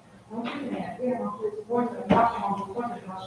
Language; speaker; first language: Russian; non-native, local second language; Kazakh